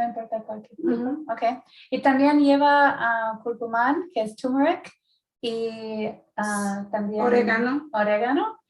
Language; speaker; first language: Spanish; early bilingual, heritage; Spanish